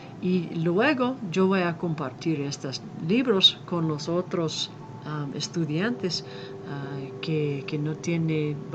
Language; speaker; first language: Spanish; non-native, fluent; English